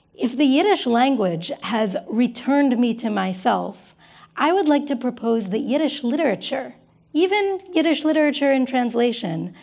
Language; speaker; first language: English; native; English